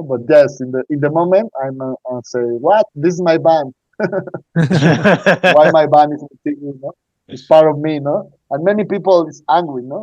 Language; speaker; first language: English; non-native, learner; Spanish